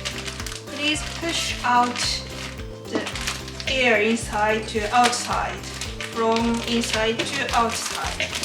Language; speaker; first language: English; non-native, learner; Japanese